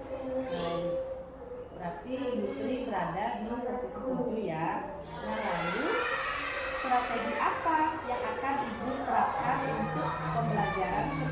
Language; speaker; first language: Indonesian; native; Indonesian